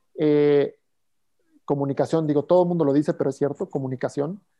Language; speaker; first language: Spanish; native; Spanish